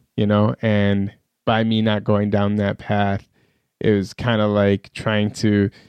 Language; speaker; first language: English; early bilingual, other home language; Persian